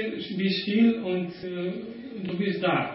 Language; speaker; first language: German; non-native, learner; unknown